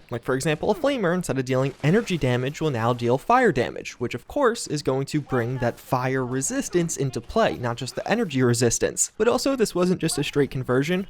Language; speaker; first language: English; native; English